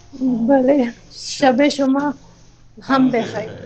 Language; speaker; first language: Persian; non-native, learner; Urdu